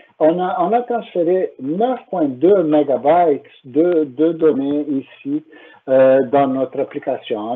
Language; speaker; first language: French; non-native, fluent; Portuguese